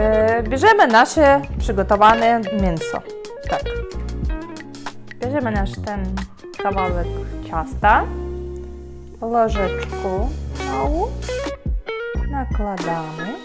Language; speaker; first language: Polish; non-native, fluent; Ukrainian